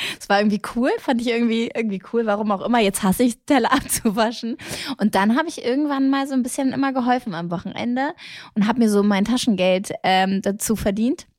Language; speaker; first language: German; early bilingual, other home language; Greek